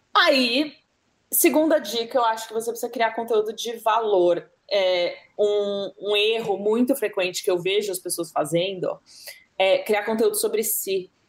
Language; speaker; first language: Portuguese; early bilingual, heritage; English